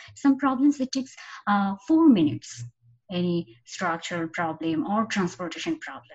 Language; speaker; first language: English; non-native, local second language; Bangla